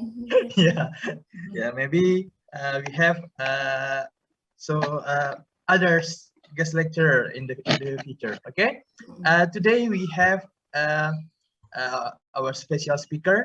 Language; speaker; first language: English; non-native, fluent; Indonesian